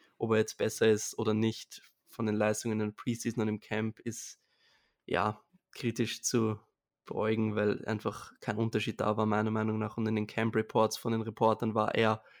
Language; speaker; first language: German; native; German